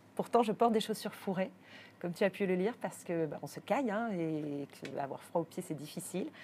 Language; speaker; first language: French; native; French